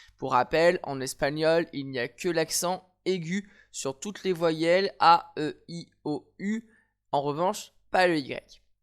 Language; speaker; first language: French; native; French